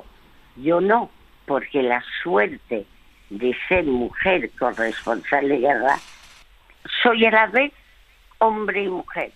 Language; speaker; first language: Spanish; early bilingual, other home language; French